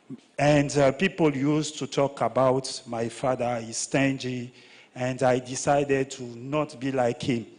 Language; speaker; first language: English; non-native, learner; French